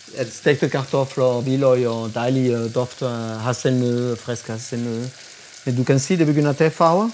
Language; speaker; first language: Danish; non-native, fluent; French